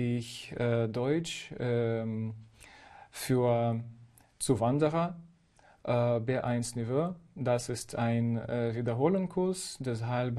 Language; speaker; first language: German; non-native, fluent; Ukrainian